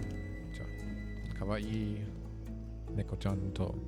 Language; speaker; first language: Japanese; non-native, learner; German